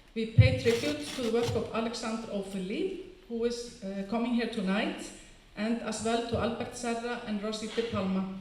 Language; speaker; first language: English; non-native, fluent; Icelandic